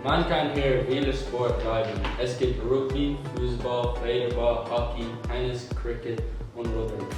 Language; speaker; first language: German; non-native, learner; English